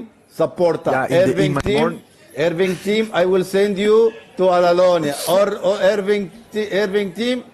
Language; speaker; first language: English; non-native, learner; Arabic